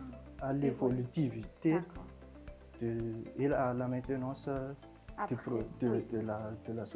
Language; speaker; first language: French; non-native, local second language; Malagasy